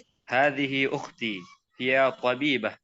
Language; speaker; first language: Arabic; non-native, learner; Indonesian